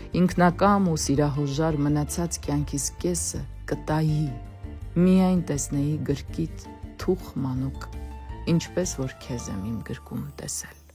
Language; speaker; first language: Armenian; native; Armenian